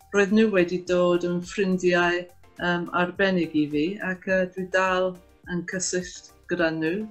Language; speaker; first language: Welsh; non-native, fluent; English